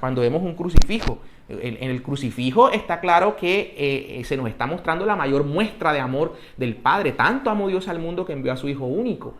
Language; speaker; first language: Spanish; native; Spanish